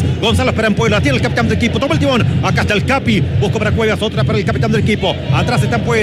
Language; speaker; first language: Spanish; native; Spanish